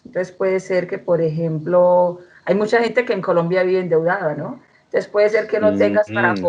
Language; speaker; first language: Spanish; native; Spanish